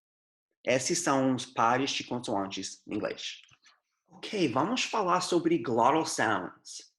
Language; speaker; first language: Portuguese; non-native, fluent; English